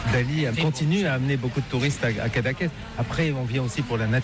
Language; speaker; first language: French; native; French